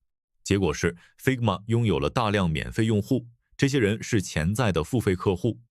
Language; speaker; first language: Chinese; native; Chinese